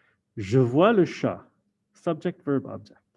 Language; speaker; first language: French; non-native, fluent; English